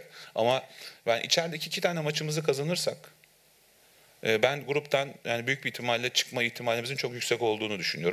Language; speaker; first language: Turkish; native; Turkish